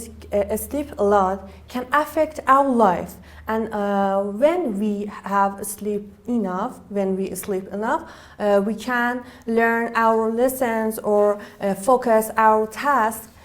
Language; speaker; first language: English; non-native, learner; Persian